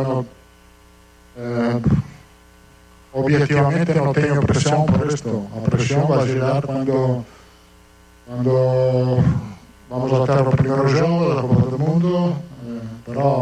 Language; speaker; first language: Spanish; non-native, fluent; Italian